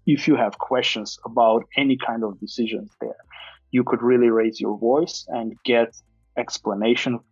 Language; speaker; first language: English; non-native, fluent; Armenian